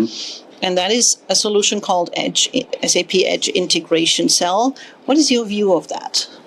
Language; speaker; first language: English; non-native, fluent; German